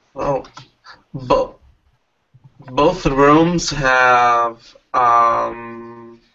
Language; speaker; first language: English; non-native, learner; Portuguese